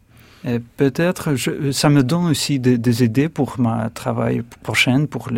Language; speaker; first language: French; non-native, fluent; Russian